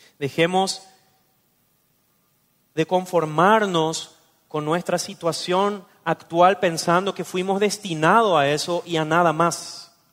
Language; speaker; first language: Spanish; native; Spanish